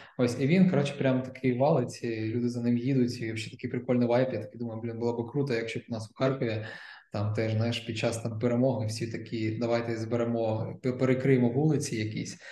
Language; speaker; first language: Ukrainian; non-native, local second language; Russian